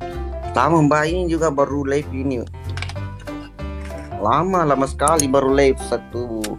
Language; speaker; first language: Indonesian; non-native, local second language; Buginese